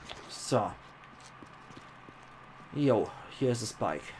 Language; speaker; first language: German; native; German